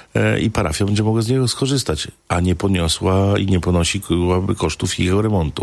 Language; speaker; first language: Polish; native; Polish